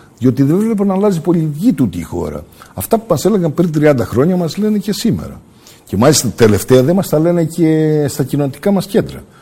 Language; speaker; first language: Greek; early bilingual, heritage; Greek